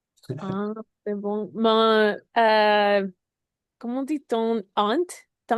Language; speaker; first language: French; non-native, learner; Spanish